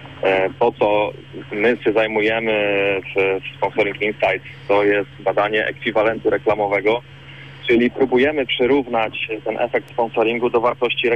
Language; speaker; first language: Polish; native; Polish